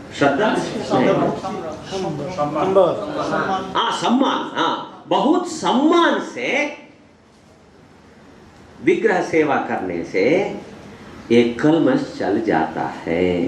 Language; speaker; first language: Hindi; non-native, learner; English